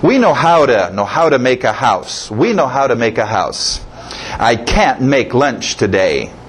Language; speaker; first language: English; non-native, fluent; Portuguese